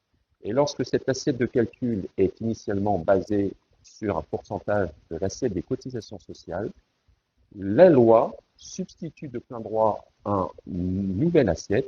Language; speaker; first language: French; native; French